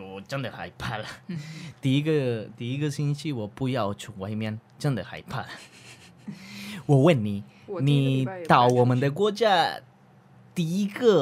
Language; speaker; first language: Chinese; non-native, learner; Spanish